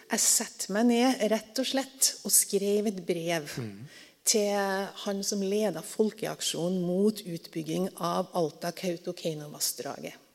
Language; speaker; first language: Norwegian; native; Norwegian